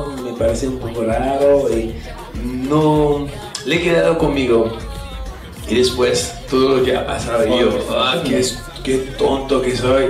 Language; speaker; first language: Spanish; non-native, fluent; French